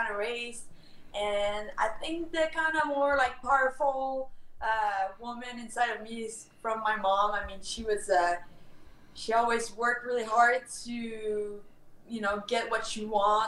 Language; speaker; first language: English; non-native, fluent; French